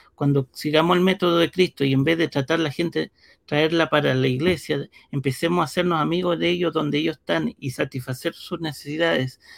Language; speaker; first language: Spanish; early bilingual, heritage; Spanish